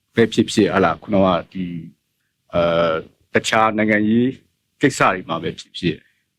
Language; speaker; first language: Burmese; native; Burmese